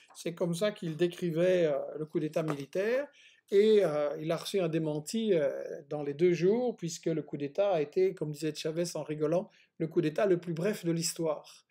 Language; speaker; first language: French; native; French